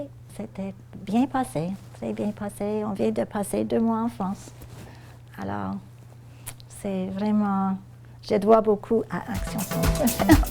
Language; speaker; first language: French; non-native, fluent; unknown